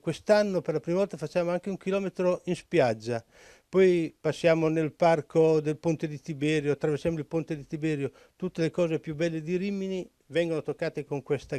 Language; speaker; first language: Italian; native; Italian